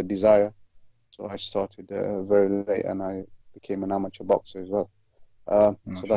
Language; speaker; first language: English; native; English